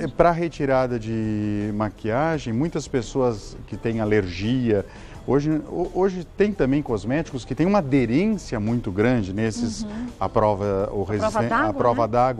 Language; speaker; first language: Portuguese; native; Portuguese